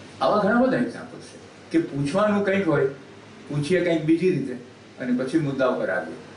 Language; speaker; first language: Gujarati; early bilingual, heritage; Gujarati